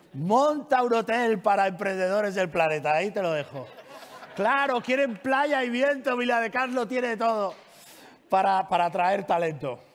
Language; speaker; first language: Spanish; non-native, local second language; Catalan